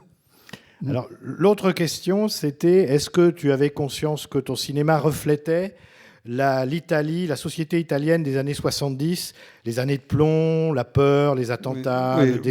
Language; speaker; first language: French; native; French